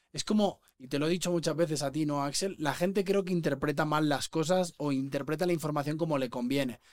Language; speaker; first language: Spanish; native; Spanish